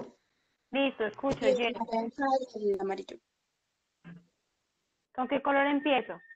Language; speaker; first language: Spanish; native; Spanish